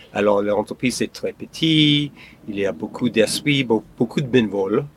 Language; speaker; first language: French; non-native, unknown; English